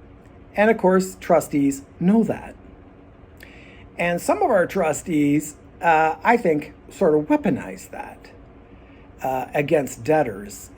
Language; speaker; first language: English; native; English